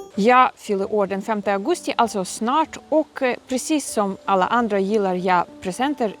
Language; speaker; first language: Swedish; non-native, fluent; Ukrainian